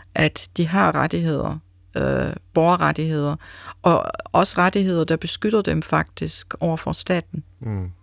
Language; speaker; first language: Danish; non-native, fluent; German